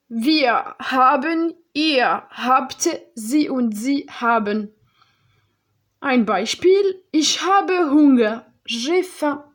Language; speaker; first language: German; non-native, learner; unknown